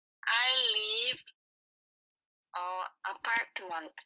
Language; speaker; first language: English; non-native, learner; Korean